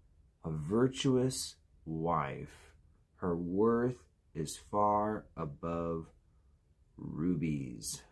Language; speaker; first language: English; native; English